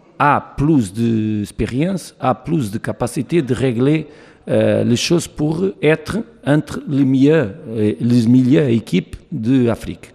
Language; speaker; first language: French; non-native, learner; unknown